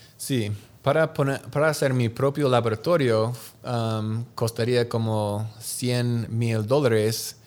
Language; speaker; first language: Spanish; non-native, learner; English